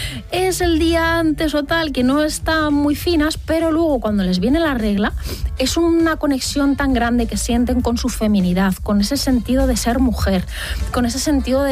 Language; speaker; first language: Spanish; native; Spanish